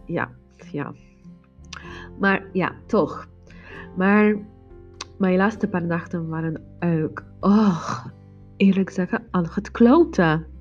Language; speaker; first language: Dutch; non-native, learner; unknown